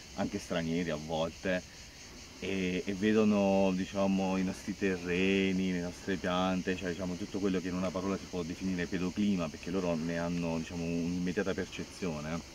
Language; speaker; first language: Italian; native; Italian